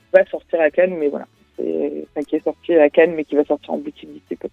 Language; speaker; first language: French; native; French